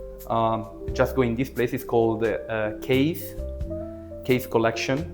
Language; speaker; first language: English; early bilingual, other home language; Italian